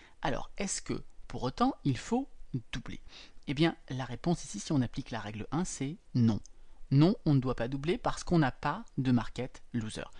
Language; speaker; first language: French; native; French